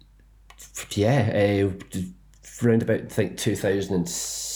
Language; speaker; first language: English; native; English